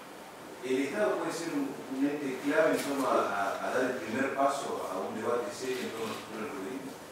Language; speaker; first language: Spanish; native; Spanish